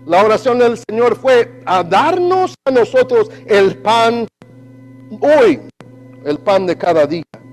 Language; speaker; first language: Spanish; non-native, learner; English